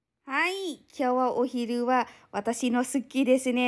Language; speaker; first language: Japanese; non-native, learner; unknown